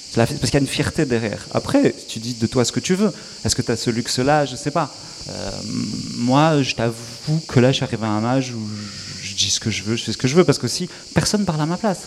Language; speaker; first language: French; native; French